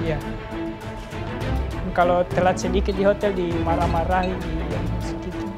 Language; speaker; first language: Indonesian; non-native, local second language; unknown